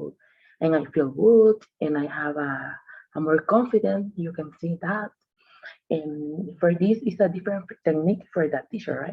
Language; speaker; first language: English; non-native, learner; Spanish